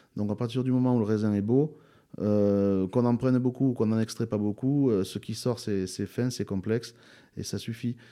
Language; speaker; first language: French; native; French